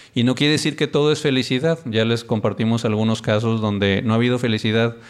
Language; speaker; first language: Spanish; native; Spanish